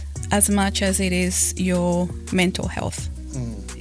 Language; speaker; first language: English; non-native, fluent; Spanish